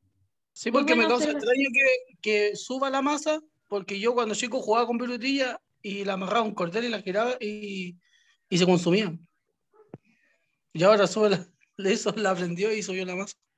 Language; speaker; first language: Spanish; native; Spanish